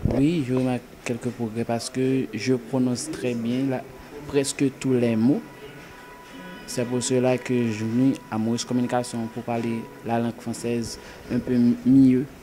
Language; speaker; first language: French; non-native, local second language; Haitian Creole